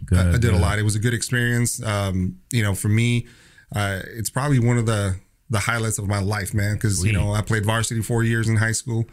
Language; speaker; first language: English; native; English